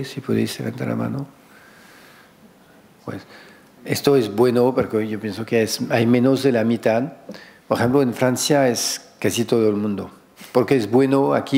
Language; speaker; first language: Spanish; non-native, fluent; French